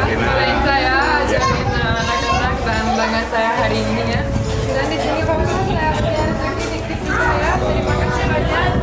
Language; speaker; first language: Indonesian; non-native, fluent; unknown